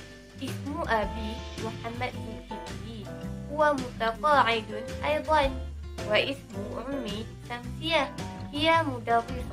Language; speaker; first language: Arabic; non-native, learner; Malay